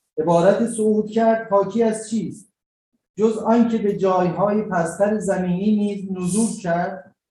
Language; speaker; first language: Persian; native; Persian